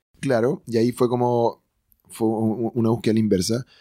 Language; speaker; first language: Spanish; native; Spanish